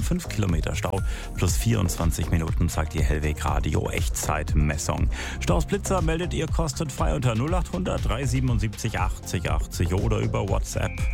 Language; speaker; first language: German; native; German